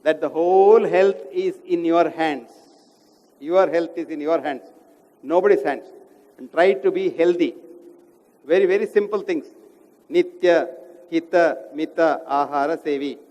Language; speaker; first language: English; non-native, local second language; Kannada